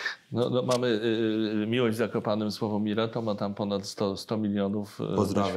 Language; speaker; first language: Polish; native; Polish